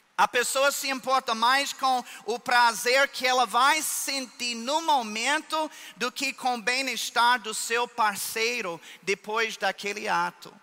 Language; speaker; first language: Portuguese; non-native, fluent; English